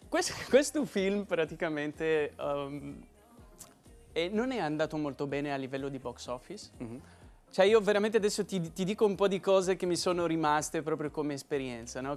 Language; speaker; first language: Italian; non-native, fluent; Arabic